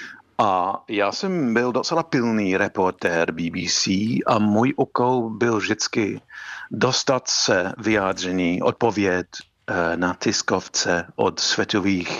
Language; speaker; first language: Czech; non-native, fluent; English